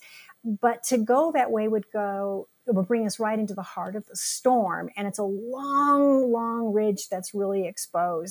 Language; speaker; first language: English; native; English